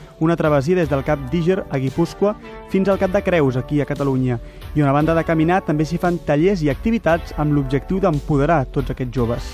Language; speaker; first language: Catalan; native; Catalan